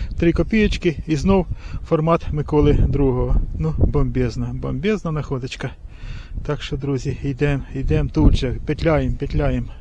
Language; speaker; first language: Ukrainian; native; Ukrainian